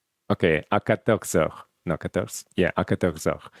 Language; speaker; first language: French; non-native, learner; Russian